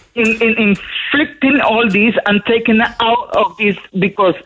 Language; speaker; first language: English; non-native, fluent; Spanish